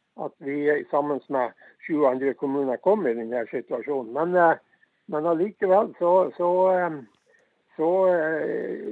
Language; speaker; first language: Norwegian; native; Norwegian